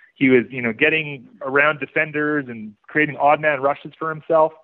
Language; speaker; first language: English; native; English